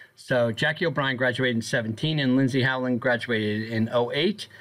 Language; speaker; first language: English; native; English